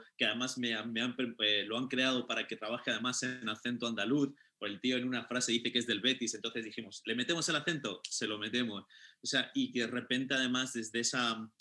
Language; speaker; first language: Spanish; native; Spanish